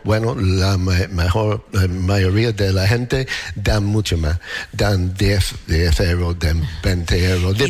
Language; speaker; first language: Spanish; non-native, learner; English